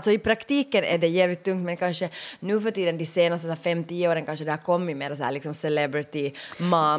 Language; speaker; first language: Swedish; native; Swedish